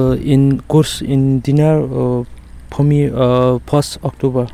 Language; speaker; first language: English; non-native, learner; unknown